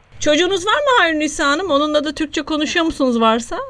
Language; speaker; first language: Turkish; native; Turkish